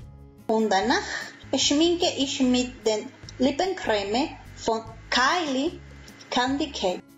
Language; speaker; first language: German; non-native, fluent; Spanish